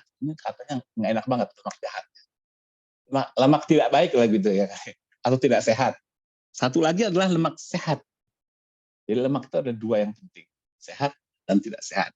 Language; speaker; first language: Malay; native; Malay